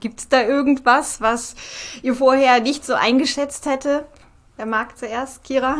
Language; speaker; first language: German; native; German